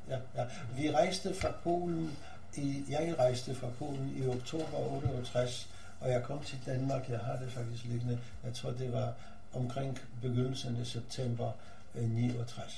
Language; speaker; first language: Danish; non-native, fluent; Polish